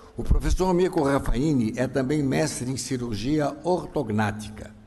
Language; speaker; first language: Portuguese; early bilingual, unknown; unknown